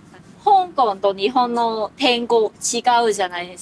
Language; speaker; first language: Japanese; non-native, fluent; Cantonese